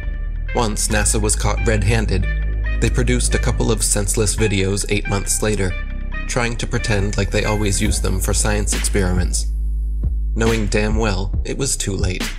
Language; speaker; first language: English; native; English